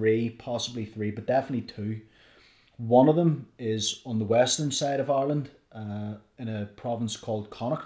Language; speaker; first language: English; native; English